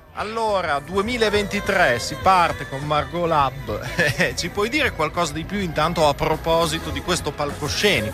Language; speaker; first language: Italian; native; Italian